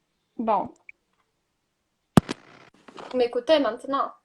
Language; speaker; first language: French; non-native, fluent; Portuguese